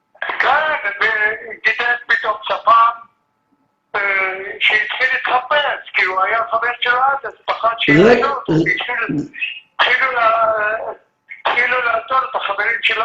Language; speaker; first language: Hebrew; early bilingual, other home language; Arabic